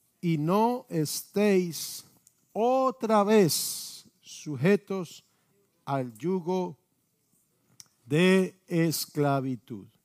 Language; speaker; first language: Spanish; native; Spanish